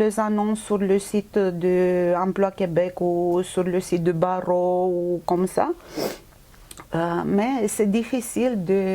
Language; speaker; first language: French; non-native, fluent; Romanian